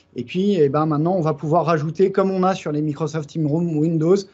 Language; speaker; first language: French; native; French